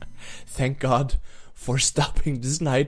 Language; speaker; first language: English; non-native, fluent; German